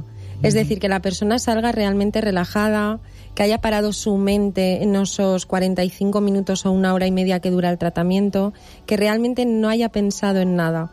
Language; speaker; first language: Spanish; native; Spanish